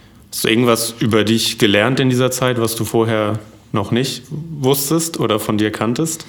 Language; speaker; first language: German; native; German